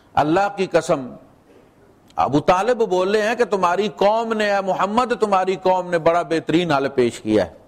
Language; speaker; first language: Urdu; non-native, local second language; Punjabi